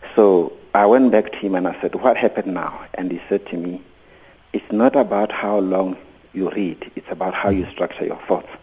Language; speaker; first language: English; non-native, local second language; Venda